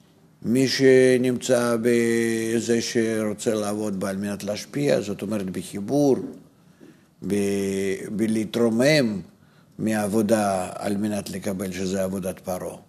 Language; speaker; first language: Hebrew; non-native, fluent; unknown